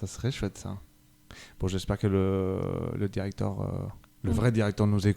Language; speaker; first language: French; native; French